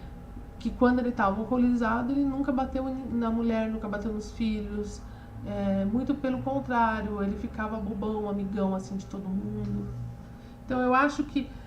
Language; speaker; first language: Portuguese; native; Portuguese